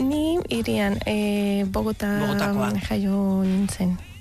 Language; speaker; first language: Basque; non-native, learner; Spanish